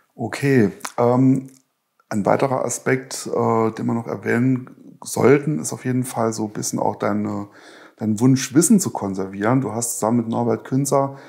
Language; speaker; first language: German; native; German